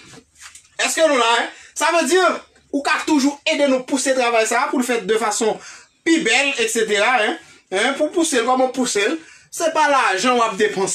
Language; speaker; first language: French; non-native, local second language; Haitian Creole